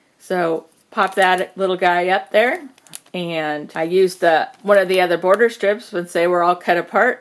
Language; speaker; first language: English; native; English